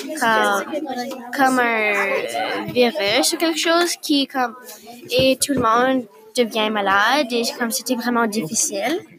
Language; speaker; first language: French; non-native, learner; English